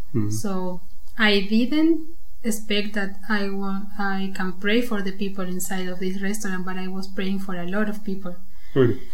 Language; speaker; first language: English; non-native, learner; Spanish